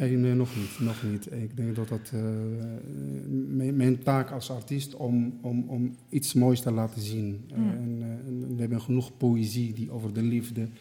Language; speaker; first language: Dutch; non-native, fluent; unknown